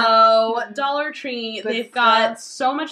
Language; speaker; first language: English; native; English